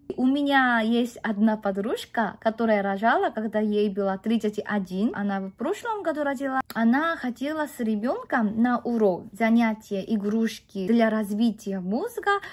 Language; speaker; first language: Russian; non-native, fluent; Korean